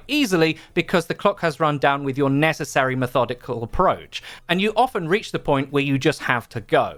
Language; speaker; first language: English; native; English